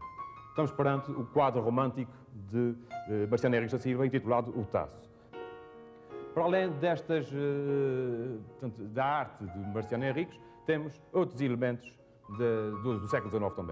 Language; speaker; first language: Portuguese; native; Portuguese